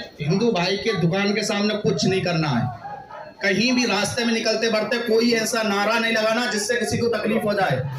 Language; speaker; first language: Urdu; native; Urdu